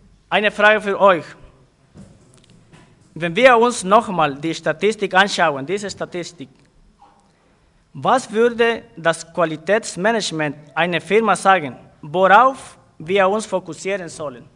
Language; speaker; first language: German; non-native, fluent; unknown